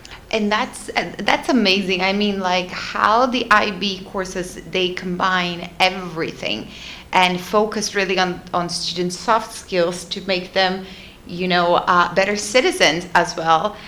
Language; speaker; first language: English; non-native, fluent; Portuguese